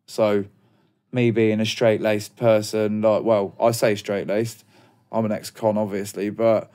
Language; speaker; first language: English; native; English